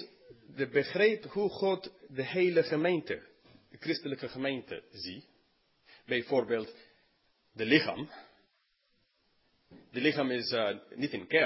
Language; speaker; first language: Dutch; non-native, fluent; English